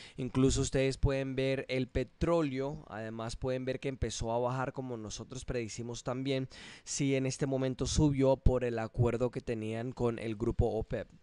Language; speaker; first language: Spanish; early bilingual, heritage; English